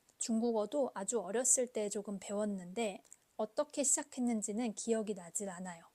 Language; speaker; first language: Korean; native; Korean